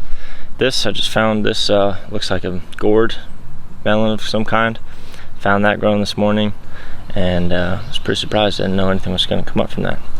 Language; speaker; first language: English; native; English